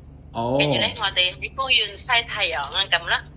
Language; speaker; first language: Cantonese; non-native, learner; Indonesian